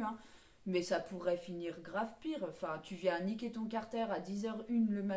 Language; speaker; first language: French; native; French